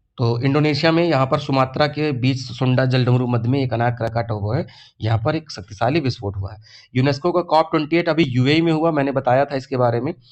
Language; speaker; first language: Hindi; native; Hindi